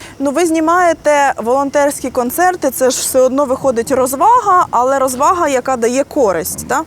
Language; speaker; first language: Ukrainian; native; Ukrainian